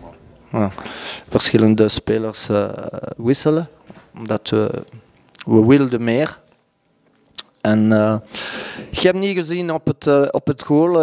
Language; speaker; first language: Dutch; non-native, local second language; French